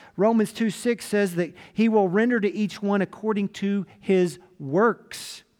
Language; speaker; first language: English; native; English